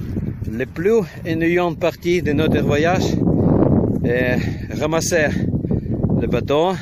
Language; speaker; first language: French; non-native, learner; Ukrainian